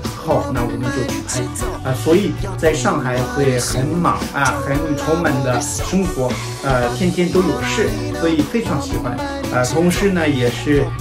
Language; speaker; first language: Chinese; non-native, fluent; French